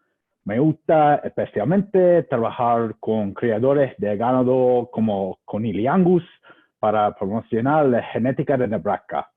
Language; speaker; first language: Spanish; non-native, learner; English